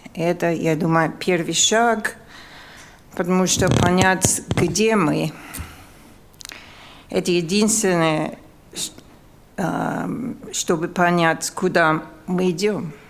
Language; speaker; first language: Russian; non-native, fluent; English